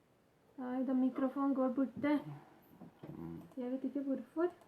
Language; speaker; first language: Norwegian; non-native, learner; Spanish